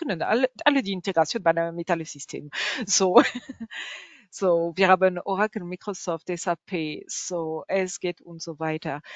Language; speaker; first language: German; non-native, learner; French